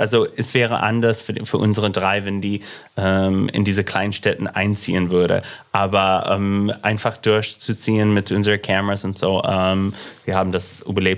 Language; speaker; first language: German; non-native, fluent; English